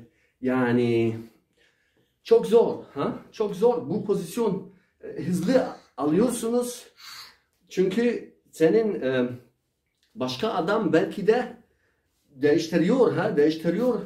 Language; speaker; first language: Turkish; non-native, learner; Arabic